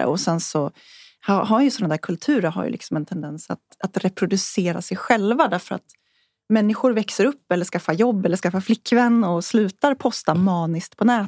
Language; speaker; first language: Swedish; native; Swedish